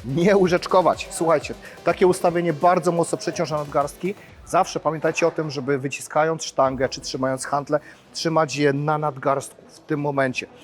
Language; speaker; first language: Polish; native; Polish